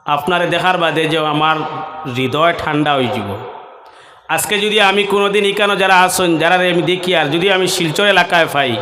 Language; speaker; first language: Bangla; non-native, local second language; Sylheti